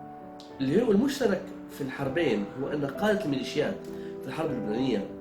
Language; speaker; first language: Arabic; native; Arabic